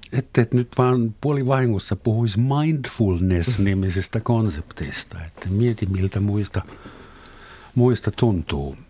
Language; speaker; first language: Finnish; non-native, fluent; German